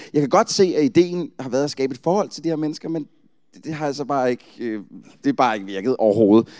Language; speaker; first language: Danish; native; Danish